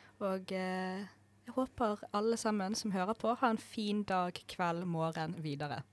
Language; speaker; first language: Norwegian; native; Norwegian